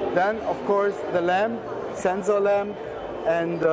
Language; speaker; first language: English; non-native, fluent; German